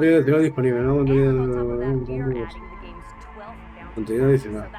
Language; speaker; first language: Spanish; native; Spanish